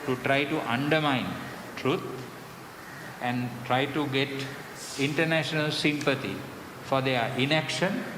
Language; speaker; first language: English; non-native, local second language; Sinhala